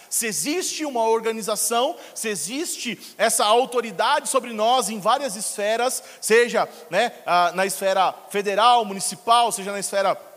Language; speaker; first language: Portuguese; native; Portuguese